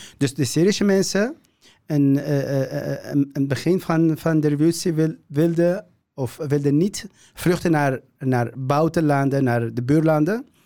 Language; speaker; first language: Dutch; non-native, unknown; Kurdish